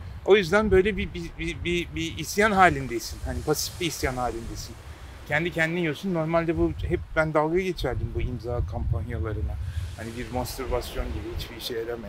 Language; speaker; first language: Turkish; native; Turkish